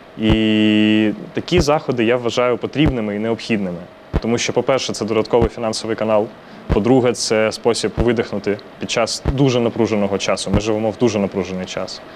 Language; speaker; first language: Ukrainian; non-native, local second language; Russian